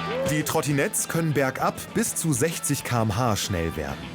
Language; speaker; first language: German; native; German